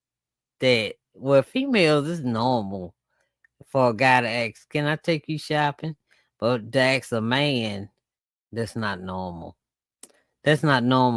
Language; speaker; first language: English; native; English